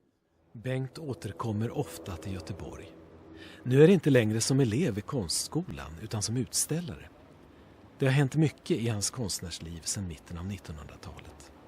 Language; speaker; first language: Swedish; native; Swedish